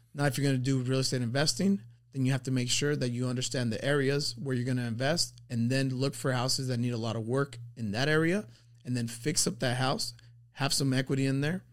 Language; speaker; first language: English; early bilingual, other home language; Spanish